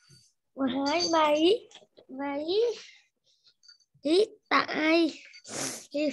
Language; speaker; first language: Chinese; non-native, learner; Vietnamese